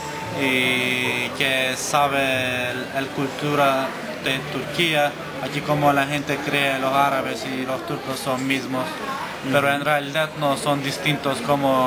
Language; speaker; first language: Spanish; non-native, learner; Turkish